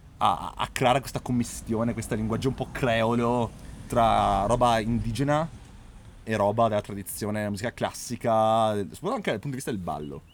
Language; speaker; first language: Italian; native; Italian